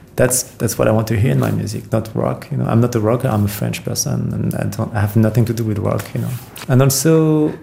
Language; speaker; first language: English; non-native, fluent; French